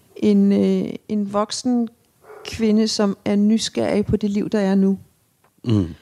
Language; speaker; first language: Danish; native; Danish